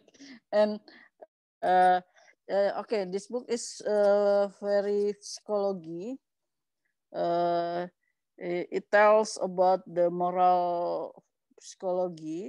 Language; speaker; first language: English; non-native, learner; Indonesian